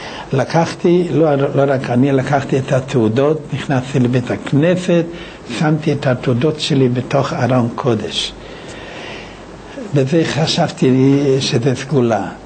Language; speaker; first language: Hebrew; non-native, fluent; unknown